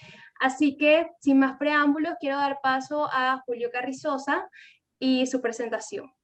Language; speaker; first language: Spanish; native; Spanish